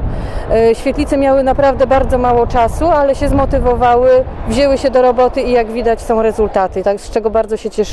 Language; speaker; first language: Polish; native; Polish